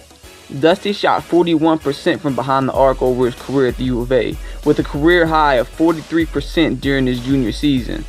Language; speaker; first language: English; native; English